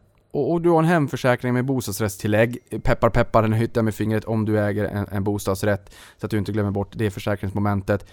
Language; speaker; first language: Swedish; native; Swedish